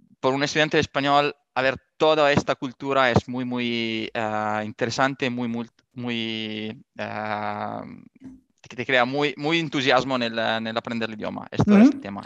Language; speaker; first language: Spanish; non-native, learner; Italian